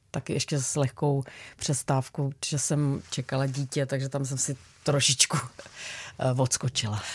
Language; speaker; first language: Czech; native; Czech